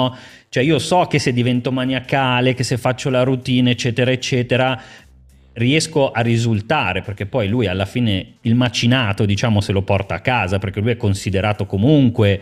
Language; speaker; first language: Italian; native; Italian